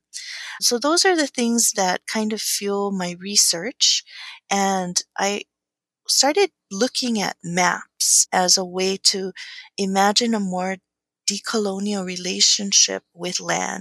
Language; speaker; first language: English; native; English